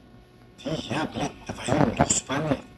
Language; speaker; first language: Russian; non-native, learner; Uzbek